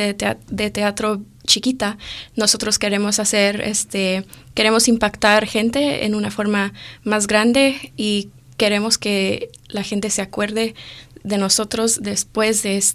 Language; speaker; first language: Spanish; early bilingual, other home language; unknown